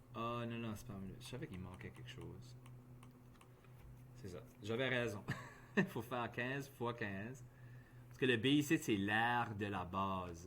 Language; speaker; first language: French; native; French